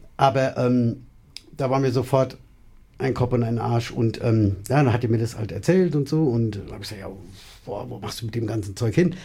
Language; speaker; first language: German; native; German